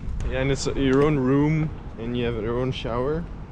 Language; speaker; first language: English; non-native, fluent; Dutch